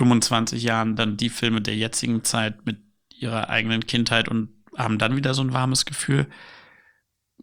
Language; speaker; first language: German; native; German